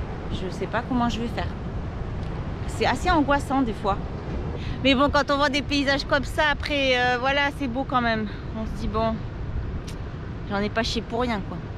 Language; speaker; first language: French; native; French